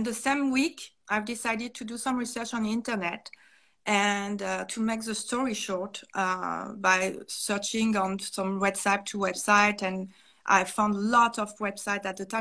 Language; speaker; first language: English; non-native, fluent; French